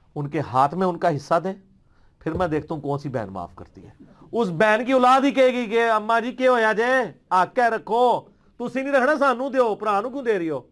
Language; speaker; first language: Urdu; non-native, local second language; Punjabi